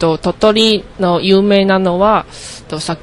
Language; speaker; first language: Japanese; non-native, learner; Chinese